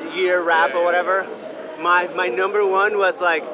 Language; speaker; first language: English; non-native, fluent; Spanish